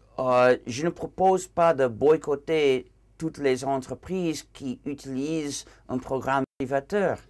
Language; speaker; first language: French; non-native, fluent; English